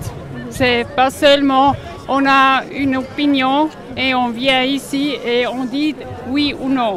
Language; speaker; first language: French; non-native, local second language; German